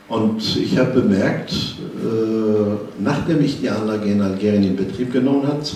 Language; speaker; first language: German; non-native, fluent; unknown